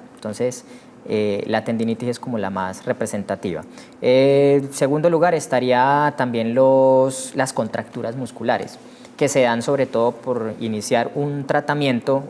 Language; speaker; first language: Spanish; native; Spanish